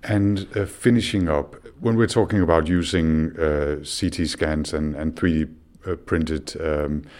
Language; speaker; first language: English; non-native, fluent; Danish